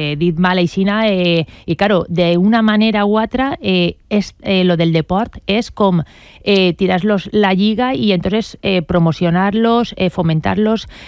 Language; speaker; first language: Catalan; native; Catalan